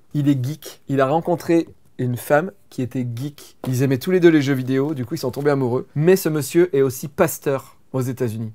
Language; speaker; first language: French; native; French